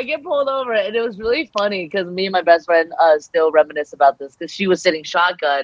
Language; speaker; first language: English; early bilingual, other home language; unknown